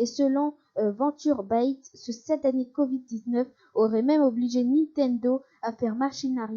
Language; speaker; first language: French; native; French